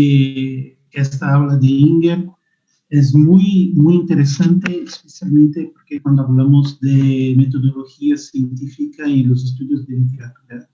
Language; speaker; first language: Spanish; non-native, fluent; Portuguese